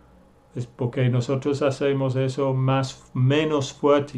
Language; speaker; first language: Spanish; non-native, fluent; English